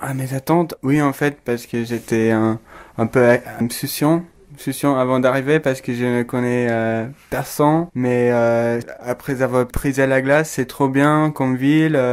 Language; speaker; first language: French; non-native, fluent; English